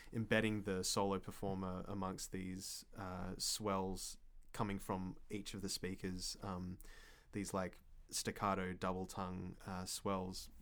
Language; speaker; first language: English; native; English